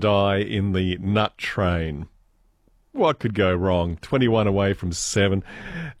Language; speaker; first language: English; native; English